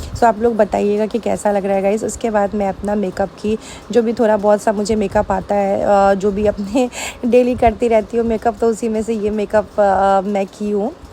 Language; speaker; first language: Hindi; native; Hindi